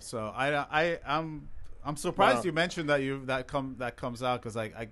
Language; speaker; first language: English; early bilingual, other home language; Hebrew